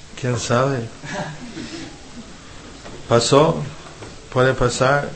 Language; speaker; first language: Spanish; non-native, fluent; English